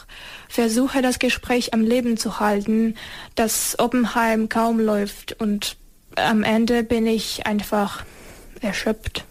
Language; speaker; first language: German; non-native, learner; Ukrainian